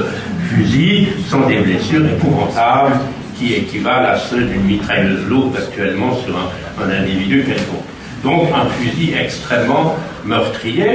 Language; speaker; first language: French; native; French